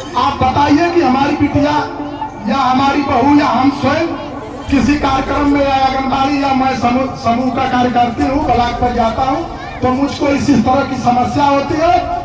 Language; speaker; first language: Hindi; native; Hindi